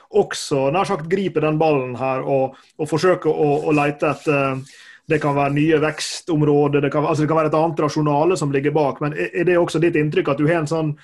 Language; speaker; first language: Norwegian; native; Norwegian